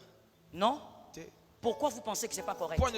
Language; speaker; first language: French; non-native, local second language; Lingala